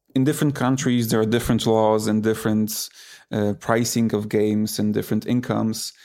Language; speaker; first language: English; non-native, fluent; Polish